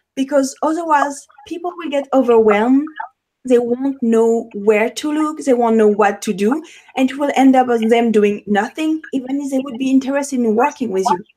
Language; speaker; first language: English; non-native, fluent; French